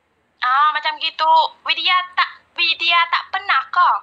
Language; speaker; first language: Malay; non-native, learner; Vietnamese